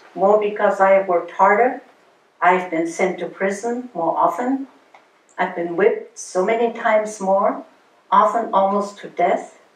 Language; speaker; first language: English; early bilingual, other home language; German